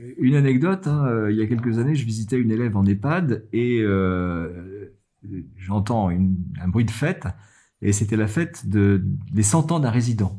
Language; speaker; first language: French; native; French